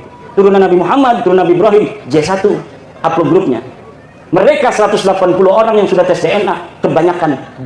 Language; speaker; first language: Indonesian; non-native, local second language; Javanese